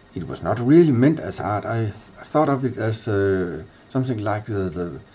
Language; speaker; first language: English; non-native, fluent; Danish